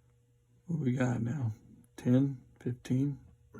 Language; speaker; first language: English; native; English